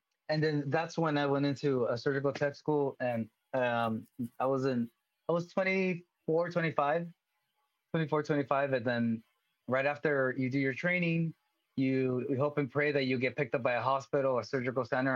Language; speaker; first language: English; early bilingual, other home language; Spanish